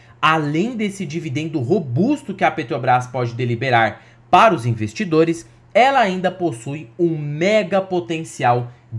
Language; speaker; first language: Portuguese; native; Portuguese